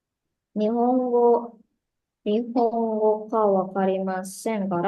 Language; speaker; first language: Japanese; non-native, learner; Indonesian